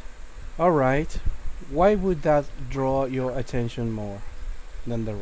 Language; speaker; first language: English; non-native, fluent; Spanish